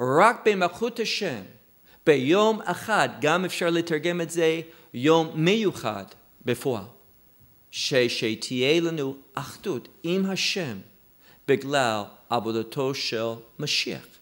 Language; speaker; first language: Hebrew; non-native, fluent; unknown